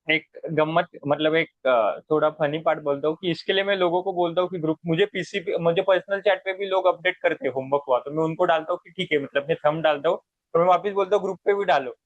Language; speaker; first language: Hindi; non-native, local second language; Marathi